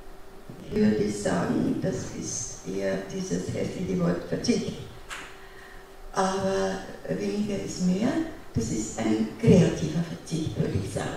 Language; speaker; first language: German; non-native, fluent; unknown